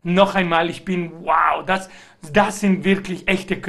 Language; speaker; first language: German; non-native, fluent; Spanish